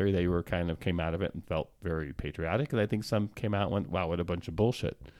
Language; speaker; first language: English; native; English